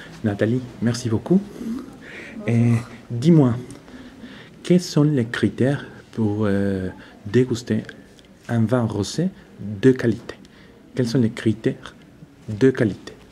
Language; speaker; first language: French; non-native, learner; Spanish